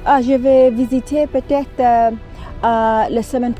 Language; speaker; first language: French; non-native, learner; Zulu